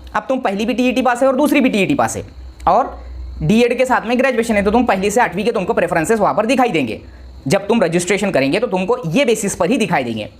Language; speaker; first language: Hindi; non-native, local second language; Marathi